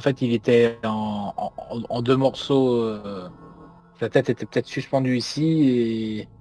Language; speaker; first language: French; native; French